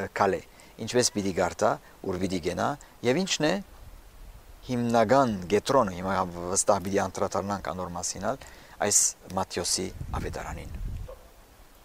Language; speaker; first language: Armenian; early bilingual, heritage; Armenian